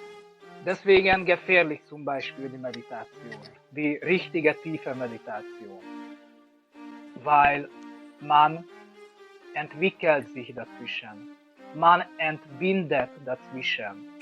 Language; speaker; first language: German; non-native, learner; Hungarian